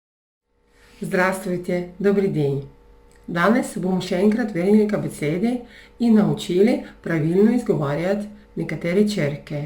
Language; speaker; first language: Slovenian; non-native, fluent; Russian